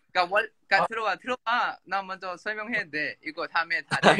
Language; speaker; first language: Korean; non-native, fluent; Thai